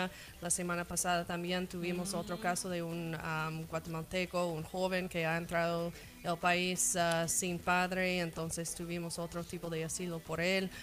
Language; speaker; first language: Spanish; non-native, fluent; English